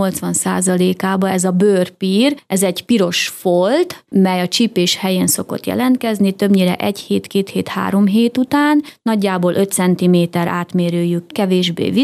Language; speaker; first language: Hungarian; native; Hungarian